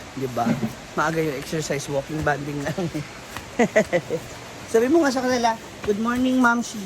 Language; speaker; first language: Filipino; non-native, local second language; Cebuano